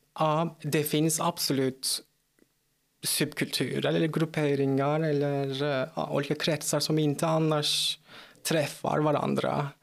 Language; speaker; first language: Swedish; non-native, fluent; Turkish